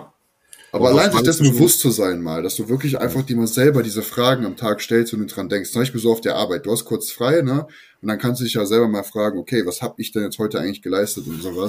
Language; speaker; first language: German; native; German